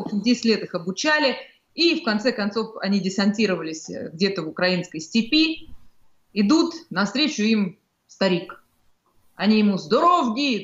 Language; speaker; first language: Russian; native; Russian